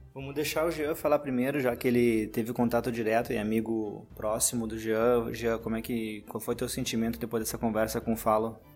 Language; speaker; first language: Portuguese; native; Portuguese